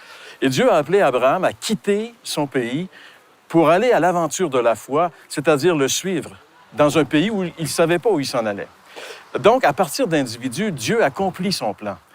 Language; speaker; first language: French; native; French